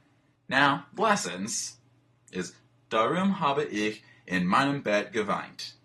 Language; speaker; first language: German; non-native, learner; English